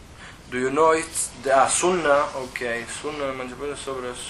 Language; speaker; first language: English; non-native, learner; Italian